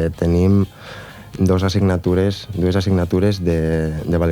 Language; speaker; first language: Catalan; non-native, local second language; Spanish